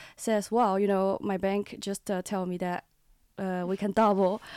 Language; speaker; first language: English; non-native, learner; Chinese